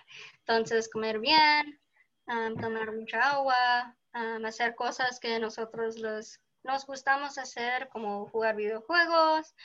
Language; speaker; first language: Spanish; early bilingual, heritage; Spanish